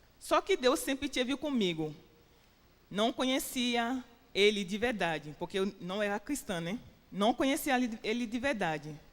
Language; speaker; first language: Portuguese; non-native, fluent; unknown